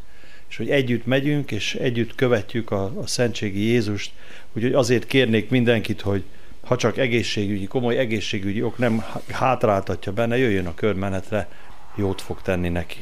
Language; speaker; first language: Hungarian; native; Hungarian